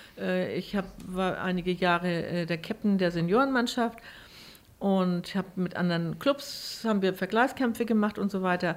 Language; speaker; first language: German; native; German